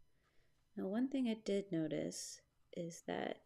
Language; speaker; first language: English; native; English